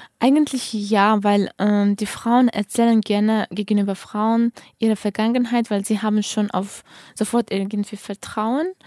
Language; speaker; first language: German; non-native, fluent; Tajik